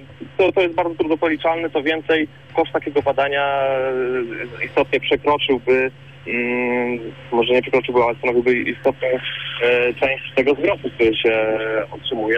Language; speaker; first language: Polish; native; Polish